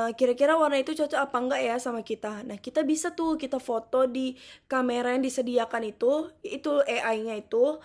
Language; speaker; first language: Indonesian; native; Indonesian